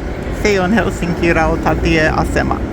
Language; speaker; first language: Finnish; non-native, learner; English